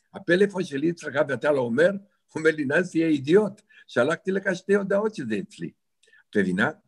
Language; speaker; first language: Hebrew; non-native, fluent; Romanian